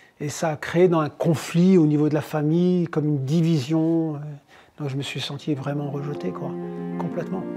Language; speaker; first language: French; early bilingual, other home language; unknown